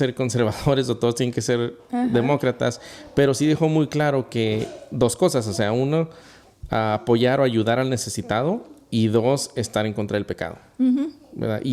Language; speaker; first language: Spanish; early bilingual, other home language; English